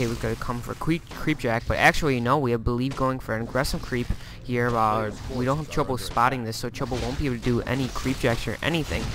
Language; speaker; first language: English; native; English